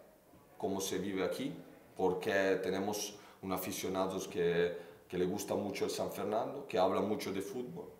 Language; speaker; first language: Spanish; non-native, fluent; Italian